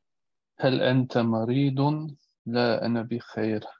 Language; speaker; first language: Arabic; non-native, learner; German